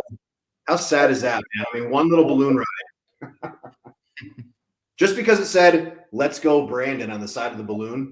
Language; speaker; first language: English; native; English